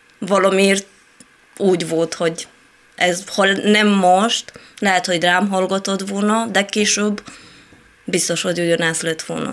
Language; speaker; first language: Hungarian; non-native, fluent; Romanian